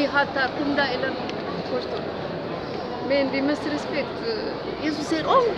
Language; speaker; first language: Swedish; non-native, learner; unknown